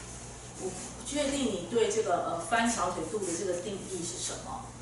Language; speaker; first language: Chinese; native; Chinese